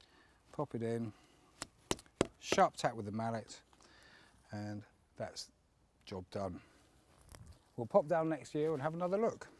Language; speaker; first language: English; native; English